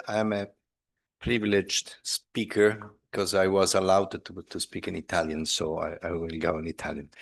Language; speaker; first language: English; non-native, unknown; Italian